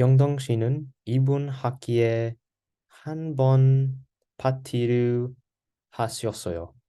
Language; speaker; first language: Korean; non-native, learner; English